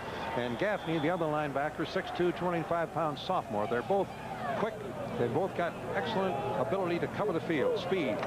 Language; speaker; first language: English; native; English